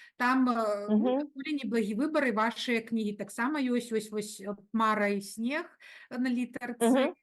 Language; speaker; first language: Belarusian; non-native, local second language; Russian